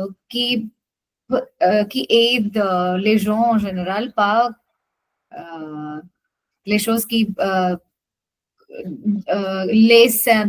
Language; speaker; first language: French; non-native, learner; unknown